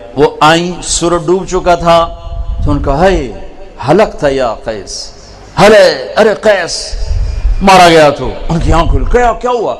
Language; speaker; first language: Urdu; non-native, local second language; Punjabi